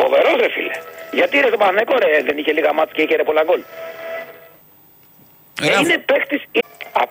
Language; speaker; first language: Greek; native; Greek